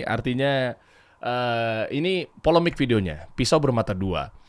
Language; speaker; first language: Indonesian; native; Indonesian